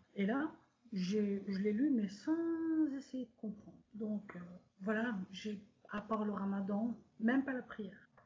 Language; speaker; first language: French; native; French